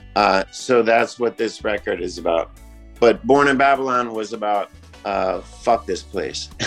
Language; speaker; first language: English; native; English